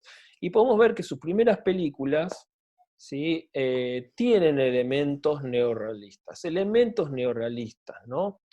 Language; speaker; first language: Spanish; native; Spanish